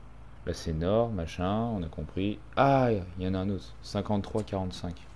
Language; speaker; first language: French; native; French